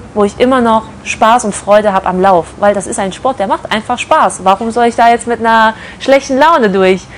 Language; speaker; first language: German; native; German